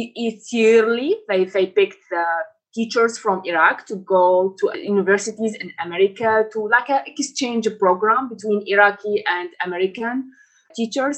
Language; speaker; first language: English; non-native, fluent; Arabic